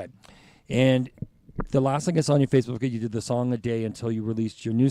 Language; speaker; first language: English; native; English